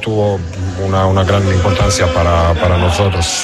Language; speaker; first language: Spanish; non-native, fluent; English